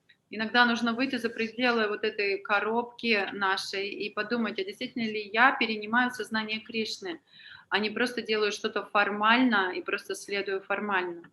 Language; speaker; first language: Russian; native; Russian